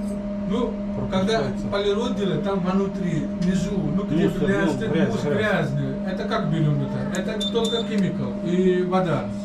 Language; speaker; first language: Russian; non-native, learner; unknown